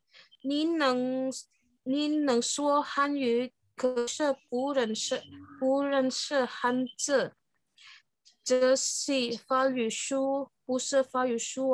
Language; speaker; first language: Chinese; non-native, learner; Indonesian